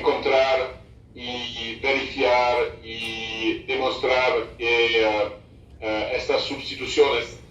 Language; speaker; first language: Spanish; non-native, fluent; French